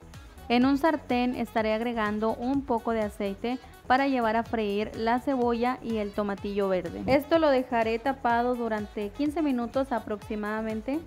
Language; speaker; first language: Spanish; native; Spanish